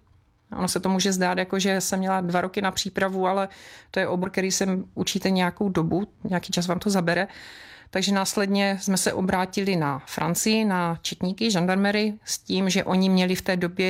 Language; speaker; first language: Czech; native; Czech